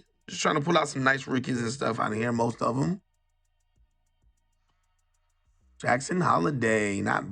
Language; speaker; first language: English; native; English